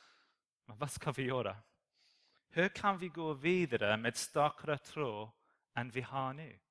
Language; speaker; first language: Swedish; non-native, learner; English